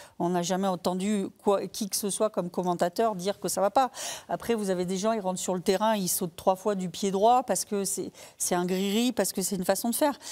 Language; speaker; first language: French; native; French